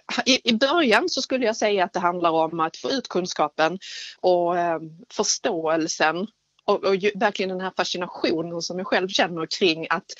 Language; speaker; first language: Swedish; native; Swedish